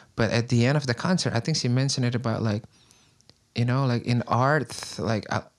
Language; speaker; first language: English; non-native, fluent; Indonesian